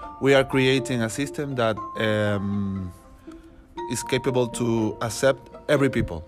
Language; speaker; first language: English; non-native, learner; Spanish